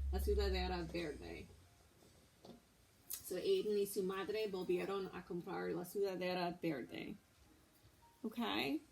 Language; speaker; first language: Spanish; non-native, fluent; English